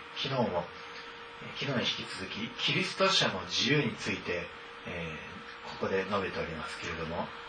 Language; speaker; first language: Japanese; native; Japanese